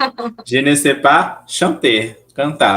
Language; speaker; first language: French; non-native, fluent; Portuguese